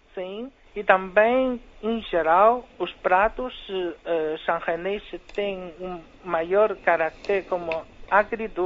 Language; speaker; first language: Portuguese; non-native, fluent; Chinese